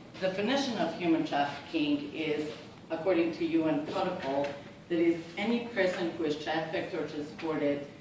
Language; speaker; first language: English; non-native, fluent; Serbian